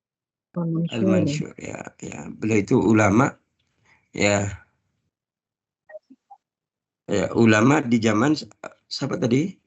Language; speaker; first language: Indonesian; native; Indonesian